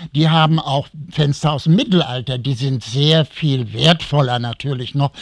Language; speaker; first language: German; native; German